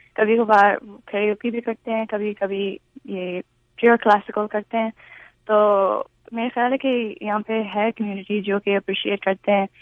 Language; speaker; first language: Urdu; early bilingual, heritage; Urdu